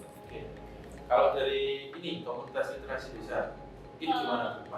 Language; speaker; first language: Indonesian; native; Indonesian